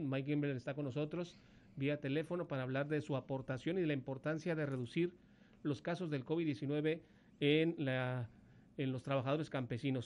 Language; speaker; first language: Spanish; native; Spanish